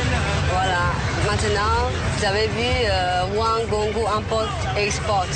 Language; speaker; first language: French; non-native, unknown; Chinese